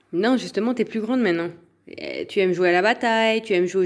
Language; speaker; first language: French; native; French